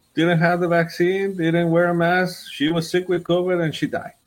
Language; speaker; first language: English; non-native, fluent; Spanish